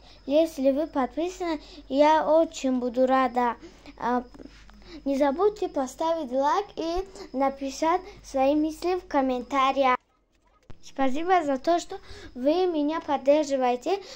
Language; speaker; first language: Russian; non-native, learner; Tajik